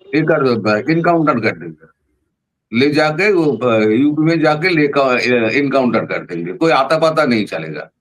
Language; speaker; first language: Hindi; non-native, local second language; Bangla